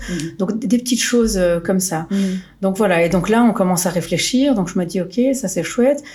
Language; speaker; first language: French; early bilingual, other home language; Portuguese